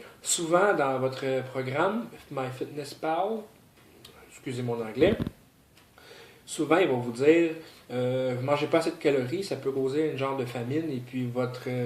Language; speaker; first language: French; native; French